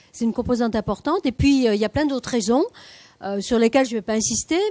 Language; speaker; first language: French; native; French